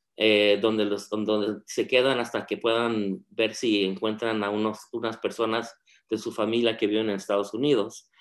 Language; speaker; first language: Spanish; early bilingual, heritage; Spanish